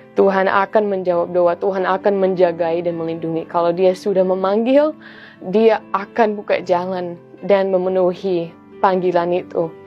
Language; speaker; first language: Indonesian; non-native, fluent; English